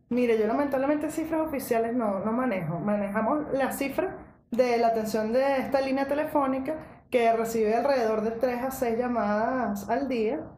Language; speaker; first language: Spanish; native; Spanish